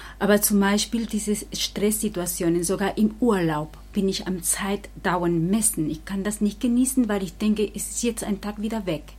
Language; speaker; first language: German; non-native, fluent; Spanish